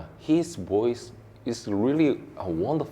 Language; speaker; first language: English; non-native, learner; Korean